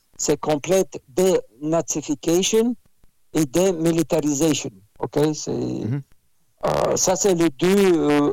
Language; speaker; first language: French; non-native, fluent; Russian